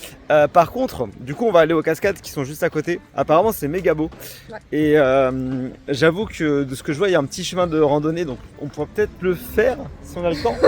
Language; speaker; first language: French; native; French